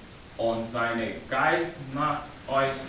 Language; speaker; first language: German; non-native, learner; English